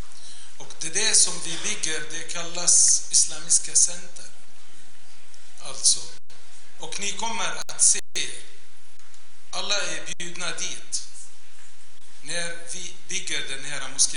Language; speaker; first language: Swedish; non-native, fluent; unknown